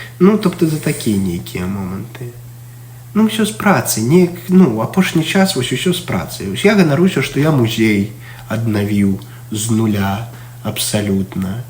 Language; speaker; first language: Belarusian; non-native, local second language; Russian